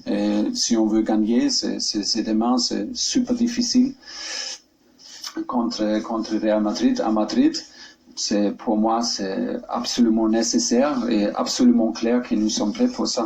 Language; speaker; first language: French; non-native, learner; German